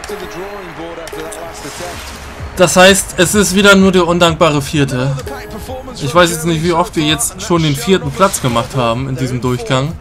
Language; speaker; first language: German; native; German